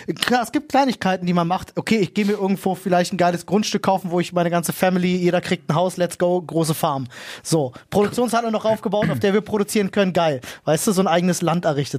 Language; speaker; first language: German; native; German